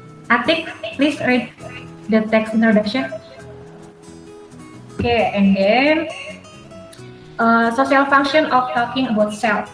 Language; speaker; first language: English; non-native, learner; Indonesian